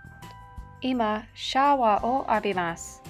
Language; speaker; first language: Japanese; non-native, learner; English